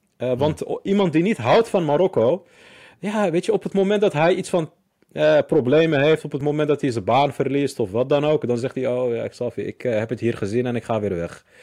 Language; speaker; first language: Dutch; early bilingual, other home language; Arabic